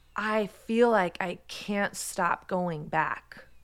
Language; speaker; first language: English; native; English